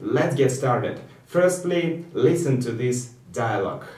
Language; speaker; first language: English; non-native, fluent; Russian